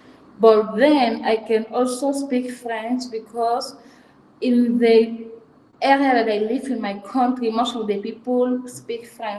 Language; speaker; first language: English; non-native, fluent; Fang